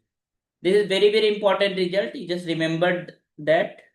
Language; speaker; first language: English; non-native, local second language; Hindi